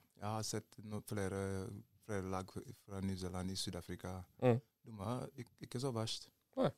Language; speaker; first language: Norwegian; non-native, learner; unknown